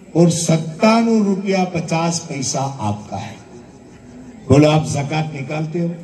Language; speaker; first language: Hindi; non-native, local second language; Gujarati